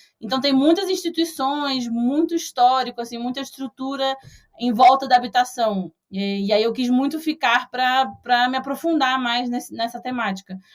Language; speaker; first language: Portuguese; native; Portuguese